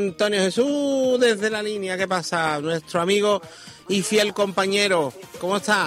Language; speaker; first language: Spanish; native; Spanish